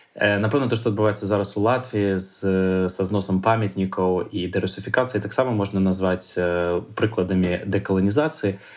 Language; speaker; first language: Belarusian; native; Belarusian